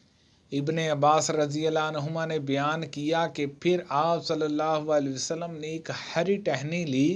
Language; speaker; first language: Urdu; native; Urdu